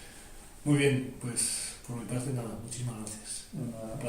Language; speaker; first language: Spanish; native; Spanish